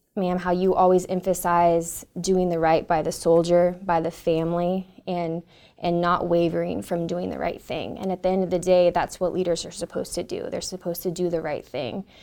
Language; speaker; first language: English; native; English